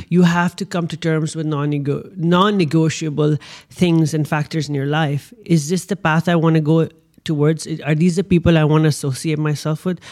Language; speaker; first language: English; non-native, local second language; Urdu